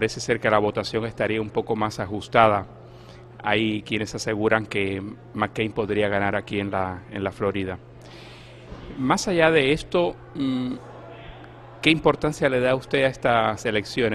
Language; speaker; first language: Spanish; native; Spanish